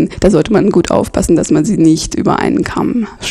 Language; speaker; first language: German; non-native, local second language; Latvian